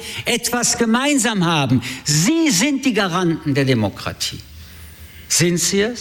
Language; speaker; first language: German; early bilingual, other home language; French